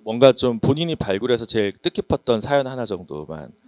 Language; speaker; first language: Korean; native; Korean